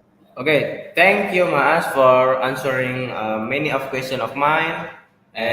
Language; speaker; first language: English; non-native, learner; Indonesian